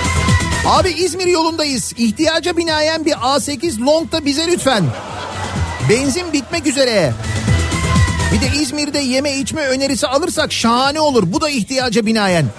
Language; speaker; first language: Turkish; native; Turkish